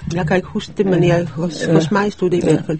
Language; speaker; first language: Danish; early bilingual, other home language; Polish